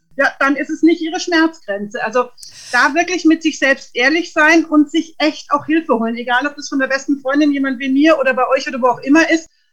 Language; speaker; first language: German; native; German